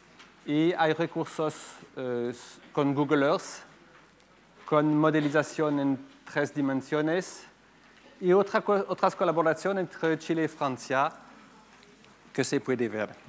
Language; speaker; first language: Spanish; non-native, fluent; French